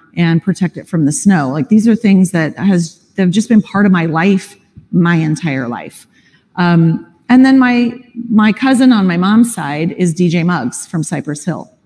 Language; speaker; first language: English; native; English